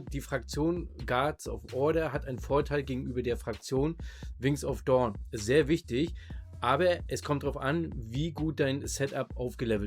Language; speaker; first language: German; native; German